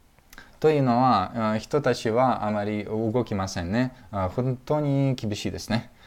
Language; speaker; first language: Japanese; non-native, fluent; Russian